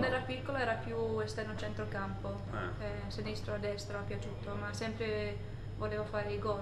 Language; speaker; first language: Italian; non-native, fluent; English